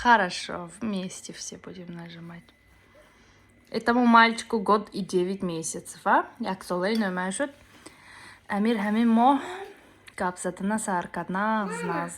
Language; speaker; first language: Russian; non-native, local second language; Tajik